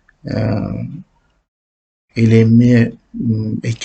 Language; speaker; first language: French; non-native, learner; Uzbek